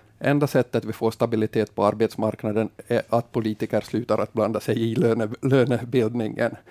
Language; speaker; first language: Swedish; native; Swedish